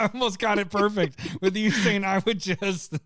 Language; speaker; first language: English; native; English